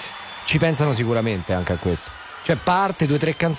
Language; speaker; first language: Italian; native; Italian